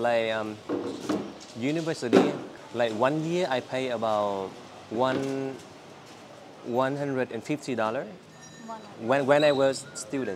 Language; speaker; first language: English; non-native, learner; Vietnamese